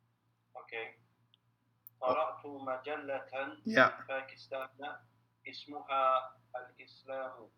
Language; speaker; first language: Arabic; non-native, learner; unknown